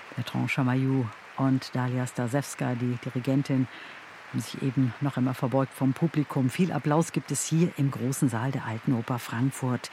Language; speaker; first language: German; native; German